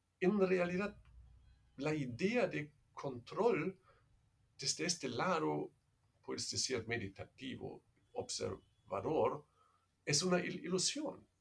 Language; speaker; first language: Spanish; non-native, fluent; German